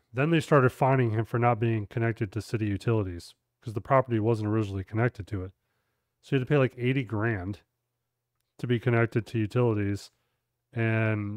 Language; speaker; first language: English; native; English